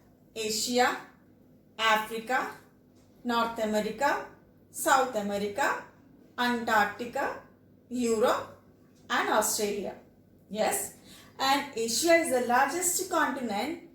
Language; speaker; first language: English; non-native, local second language; Telugu